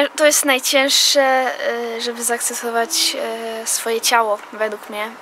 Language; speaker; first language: Polish; early bilingual, heritage; Polish